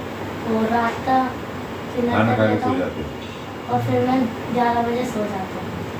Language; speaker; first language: Hindi; native; Hindi